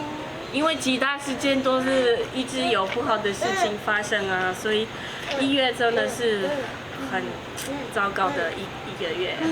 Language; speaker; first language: Chinese; non-native, fluent; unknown